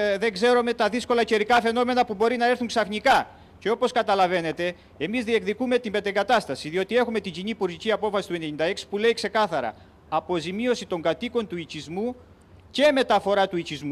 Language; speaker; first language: Greek; native; Greek